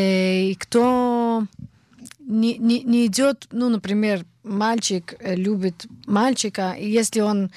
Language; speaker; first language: Russian; early bilingual, heritage; Hebrew